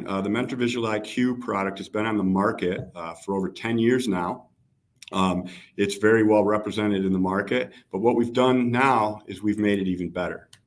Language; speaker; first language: English; native; English